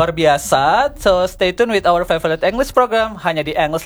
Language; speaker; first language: Indonesian; native; Indonesian